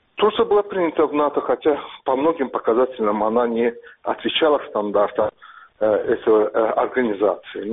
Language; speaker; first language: Russian; non-native, local second language; Azerbaijani